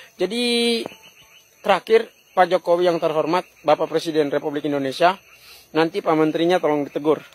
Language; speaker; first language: Indonesian; native; Indonesian